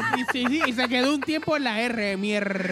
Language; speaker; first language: Spanish; native; Spanish